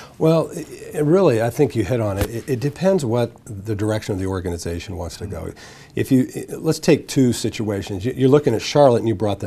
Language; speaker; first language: English; native; English